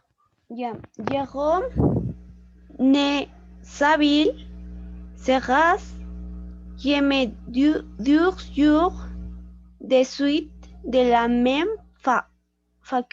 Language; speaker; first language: French; non-native, learner; Spanish